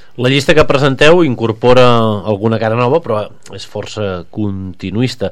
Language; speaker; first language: Catalan; native; Catalan